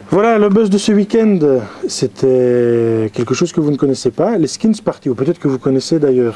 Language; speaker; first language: French; native; French